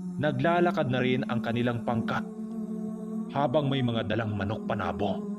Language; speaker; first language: Filipino; non-native, local second language; Cebuano